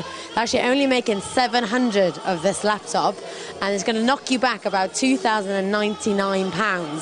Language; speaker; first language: English; native; English